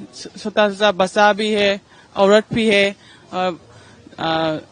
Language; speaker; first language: Hindi; non-native, local second language; Manipuri